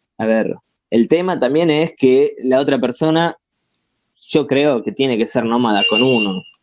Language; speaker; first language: Spanish; native; Spanish